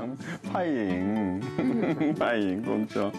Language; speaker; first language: Chinese; non-native, fluent; Korean